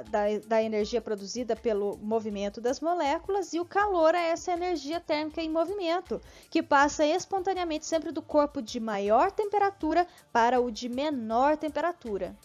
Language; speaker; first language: Portuguese; native; Portuguese